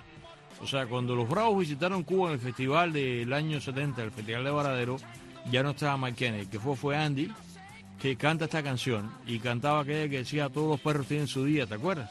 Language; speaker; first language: Spanish; native; Spanish